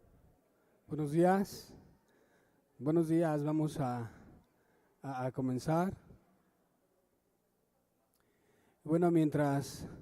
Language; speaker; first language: Spanish; native; Spanish